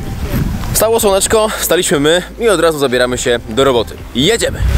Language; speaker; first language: Polish; native; Polish